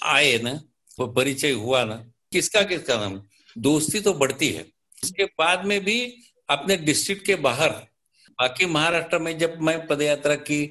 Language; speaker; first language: Hindi; non-native, local second language; Marathi